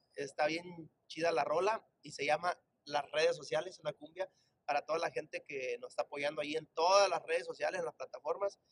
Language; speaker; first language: Spanish; native; Spanish